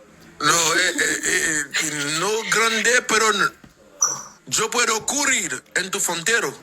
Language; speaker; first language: Spanish; non-native, learner; Haitian Creole